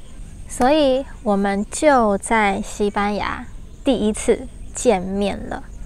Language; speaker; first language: Chinese; non-native, learner; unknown